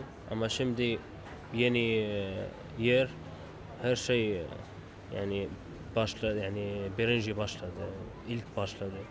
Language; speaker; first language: Turkish; non-native, learner; Arabic